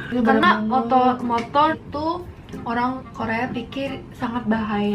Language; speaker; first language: Indonesian; early bilingual, heritage; Korean